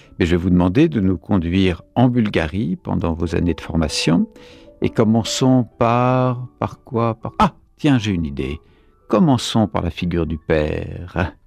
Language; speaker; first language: French; native; French